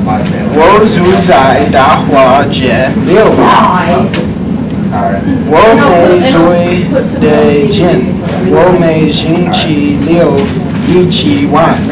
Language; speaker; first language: Chinese; non-native, learner; English